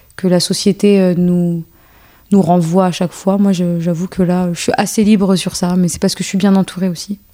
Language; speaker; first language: French; native; French